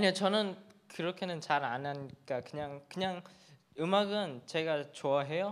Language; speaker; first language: Korean; early bilingual, heritage; English